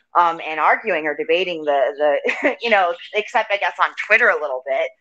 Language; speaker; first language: English; native; English